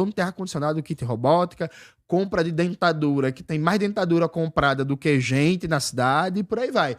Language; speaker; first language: Portuguese; native; Portuguese